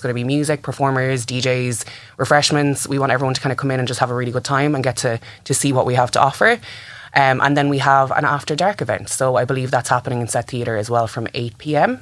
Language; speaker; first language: English; native; English